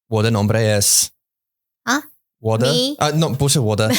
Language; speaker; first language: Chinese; non-native, learner; English